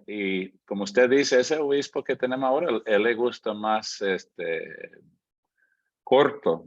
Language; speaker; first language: Spanish; non-native, fluent; English